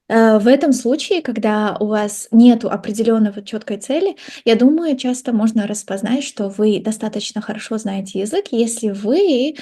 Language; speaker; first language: Russian; non-native, local second language; Kazakh